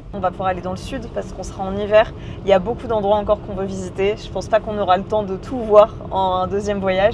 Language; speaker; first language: French; native; French